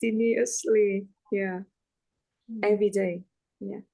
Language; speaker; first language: English; non-native, learner; Vietnamese